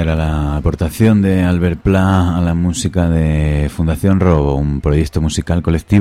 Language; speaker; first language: Spanish; native; Spanish